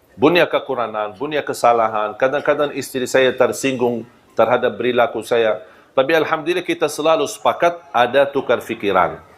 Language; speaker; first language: Malay; non-native, fluent; Arabic